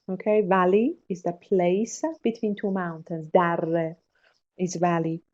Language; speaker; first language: English; non-native, fluent; Persian